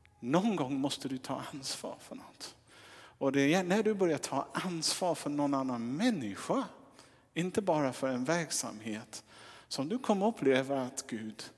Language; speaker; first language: Swedish; non-native, fluent; English